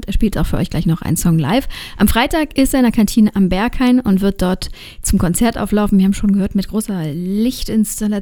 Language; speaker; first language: German; native; German